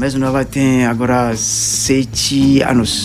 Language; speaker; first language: Portuguese; non-native, learner; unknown